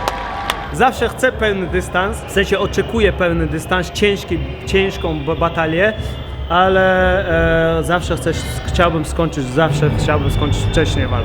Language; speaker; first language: Polish; early bilingual, other home language; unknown